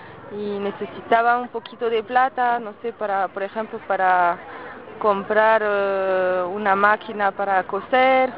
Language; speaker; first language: Spanish; non-native, fluent; French